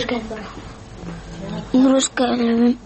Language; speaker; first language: Russian; non-native, learner; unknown